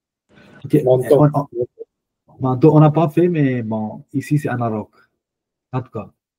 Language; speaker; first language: French; non-native, fluent; Hindi